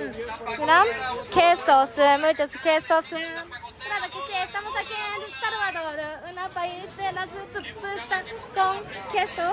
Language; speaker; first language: Spanish; non-native, learner; Japanese